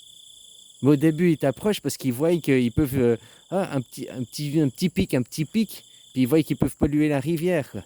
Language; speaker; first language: French; native; French